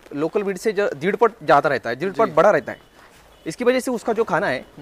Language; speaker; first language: Hindi; non-native, local second language; Marathi